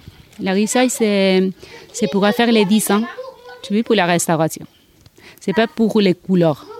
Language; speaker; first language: French; non-native, learner; Spanish